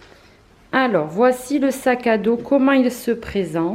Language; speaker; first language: French; native; French